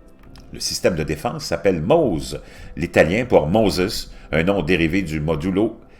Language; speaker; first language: French; native; French